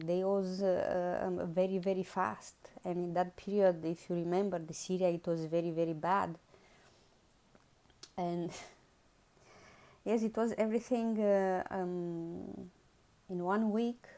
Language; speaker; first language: English; non-native, learner; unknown